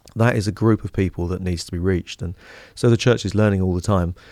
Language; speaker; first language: English; native; English